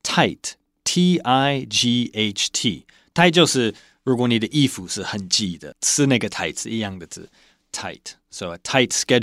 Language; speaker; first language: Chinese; non-native, fluent; English